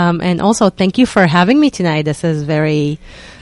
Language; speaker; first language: English; non-native, fluent; Hebrew